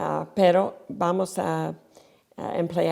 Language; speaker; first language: Spanish; non-native, fluent; English